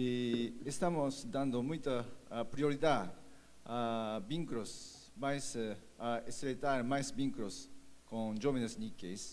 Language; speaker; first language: Portuguese; non-native, fluent; Japanese